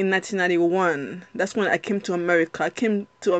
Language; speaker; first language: English; early bilingual, other home language; Haitian Creole